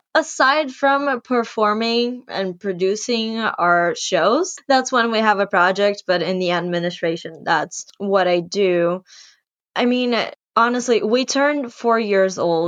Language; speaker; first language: English; non-native, fluent; Portuguese